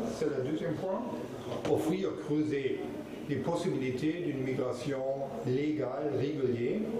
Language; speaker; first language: French; non-native, fluent; German